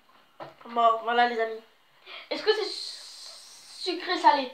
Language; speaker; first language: French; native; French